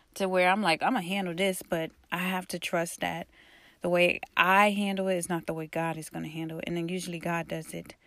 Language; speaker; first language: English; early bilingual, other home language; Haitian Creole